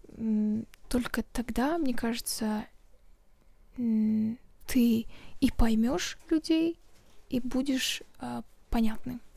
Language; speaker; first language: Russian; non-native, local second language; Kazakh